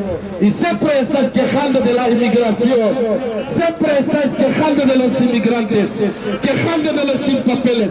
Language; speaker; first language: Spanish; non-native, local second language; Wolof